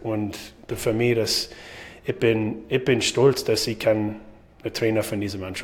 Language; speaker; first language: German; non-native, learner; English